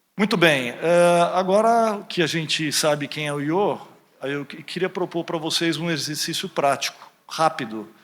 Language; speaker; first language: Portuguese; early bilingual, other home language; German